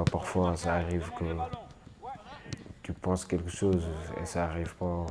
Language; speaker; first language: French; non-native, local second language; Wolof